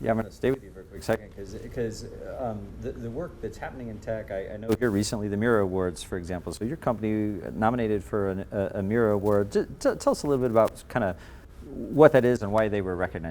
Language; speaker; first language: English; native; English